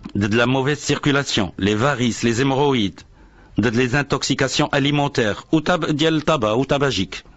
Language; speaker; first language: French; non-native, local second language; Arabic